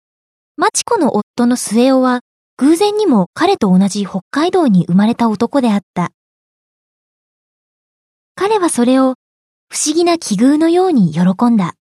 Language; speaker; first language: Japanese; native; Japanese